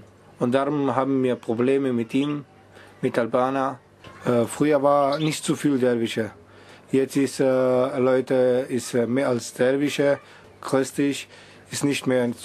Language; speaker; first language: German; non-native, learner; Romany